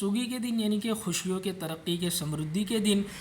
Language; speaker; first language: Urdu; non-native, local second language; Marathi